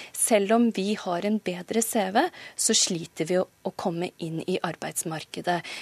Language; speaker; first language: Norwegian; native; Norwegian